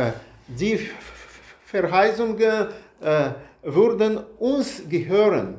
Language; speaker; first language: German; non-native, learner; Russian